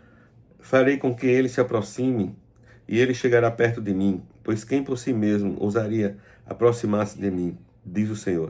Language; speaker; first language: Portuguese; native; Portuguese